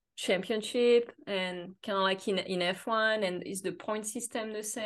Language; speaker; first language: English; non-native, fluent; French